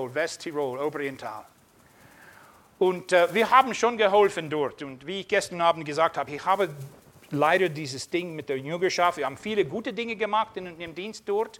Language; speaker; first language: German; non-native, fluent; English